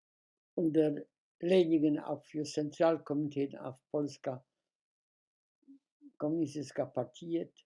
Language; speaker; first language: Swedish; non-native, fluent; Polish